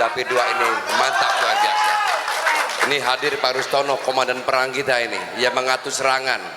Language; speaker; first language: Indonesian; native; Indonesian